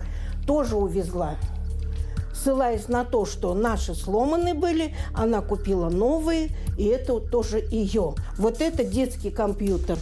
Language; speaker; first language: Russian; native; Russian